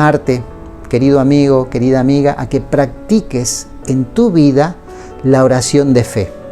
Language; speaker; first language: Spanish; native; Spanish